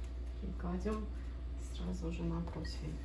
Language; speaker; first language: Russian; native; Russian